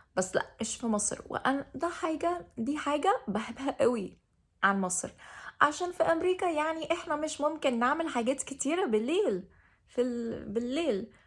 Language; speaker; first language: Egyptian Arabic; non-native, learner; English